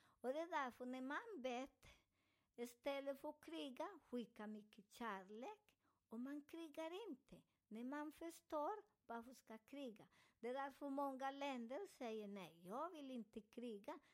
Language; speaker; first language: Swedish; non-native, learner; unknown